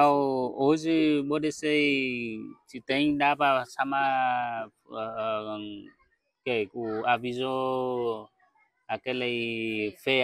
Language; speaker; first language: Portuguese; non-native, learner; Vietnamese